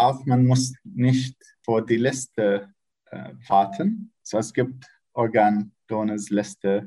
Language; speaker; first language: German; non-native, learner; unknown